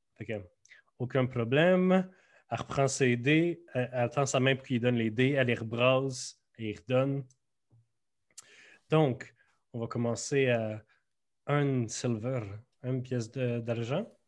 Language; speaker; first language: French; native; French